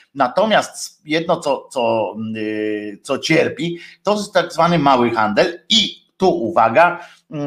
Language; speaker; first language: Polish; native; Polish